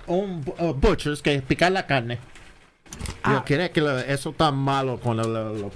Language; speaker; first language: Spanish; early bilingual, other home language; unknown